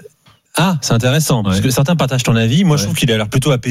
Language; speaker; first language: French; native; French